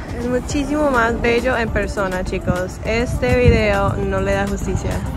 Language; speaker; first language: Spanish; non-native, fluent; English